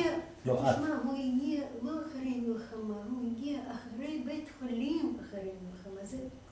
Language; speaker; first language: Hebrew; non-native, fluent; Russian